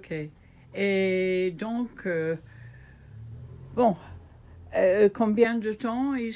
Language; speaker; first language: French; non-native, learner; English